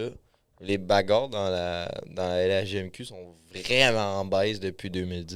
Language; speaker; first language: French; native; French